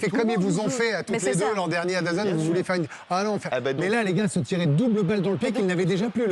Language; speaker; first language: French; native; French